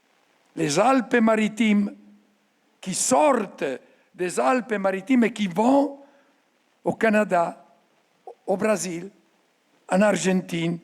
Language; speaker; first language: French; non-native, fluent; Italian